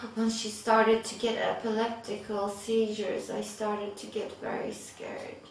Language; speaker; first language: English; non-native, fluent; Swedish